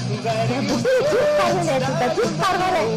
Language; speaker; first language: Mongolian; native; Mongolian